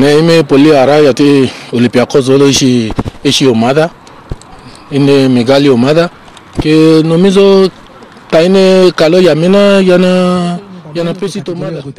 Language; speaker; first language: Greek; non-native, learner; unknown